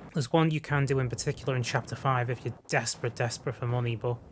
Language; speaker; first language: English; native; English